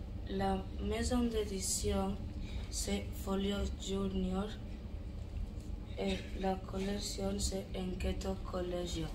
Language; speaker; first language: French; non-native, learner; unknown